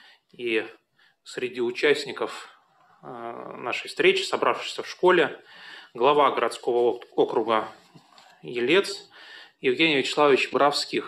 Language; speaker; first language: Russian; native; Russian